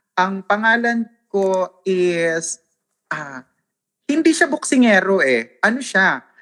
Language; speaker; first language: Filipino; non-native, local second language; Waray